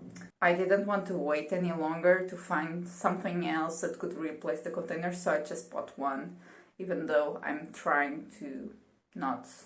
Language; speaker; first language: English; non-native, fluent; Portuguese